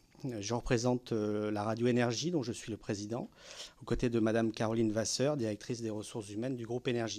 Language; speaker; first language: French; native; French